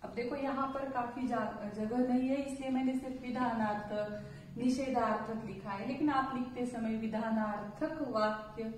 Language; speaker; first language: Hindi; non-native, local second language; Marathi